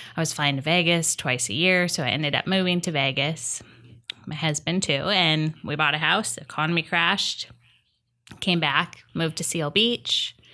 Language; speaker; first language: English; native; English